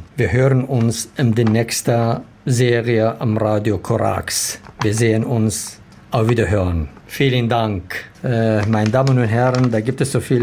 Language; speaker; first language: German; non-native, learner; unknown